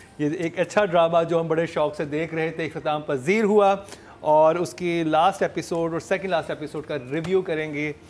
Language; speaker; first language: Urdu; native; Urdu